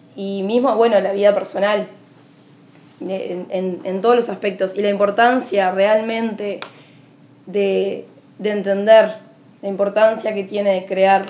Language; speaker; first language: Spanish; native; Spanish